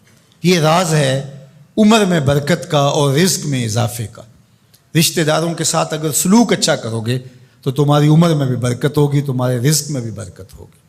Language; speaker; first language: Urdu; non-native, local second language; Punjabi